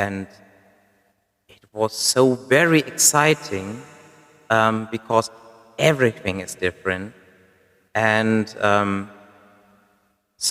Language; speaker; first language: English; non-native, fluent; German